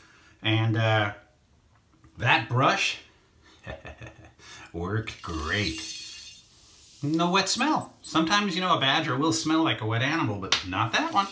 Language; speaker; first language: English; native; English